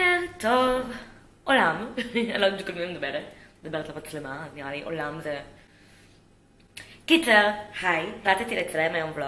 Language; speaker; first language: Hebrew; native; Hebrew